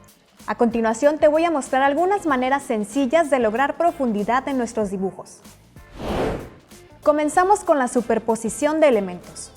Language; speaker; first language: Spanish; native; Spanish